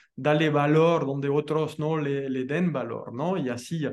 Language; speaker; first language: Spanish; non-native, fluent; French